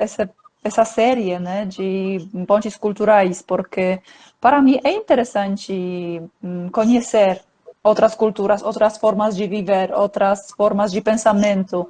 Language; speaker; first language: Portuguese; non-native, fluent; Polish